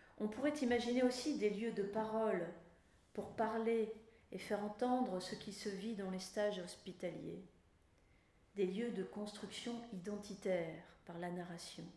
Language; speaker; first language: French; native; French